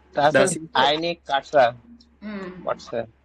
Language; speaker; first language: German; non-native, learner; Tamil